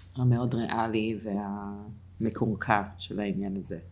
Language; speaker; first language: Hebrew; non-native, fluent; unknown